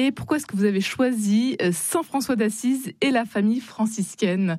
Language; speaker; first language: French; native; French